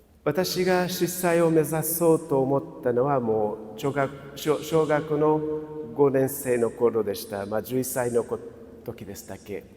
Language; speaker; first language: Japanese; non-native, fluent; Portuguese